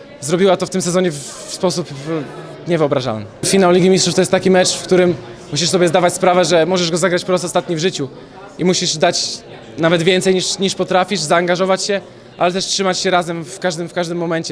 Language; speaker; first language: Polish; native; Polish